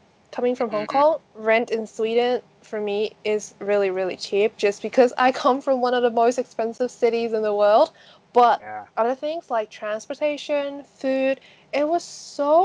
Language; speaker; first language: English; non-native, local second language; Cantonese